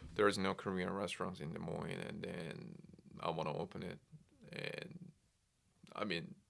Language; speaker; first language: English; non-native, fluent; Korean